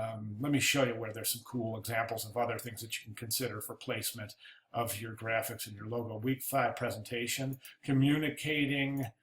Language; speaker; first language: English; native; English